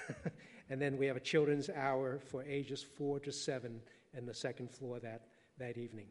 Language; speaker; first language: English; early bilingual, other home language; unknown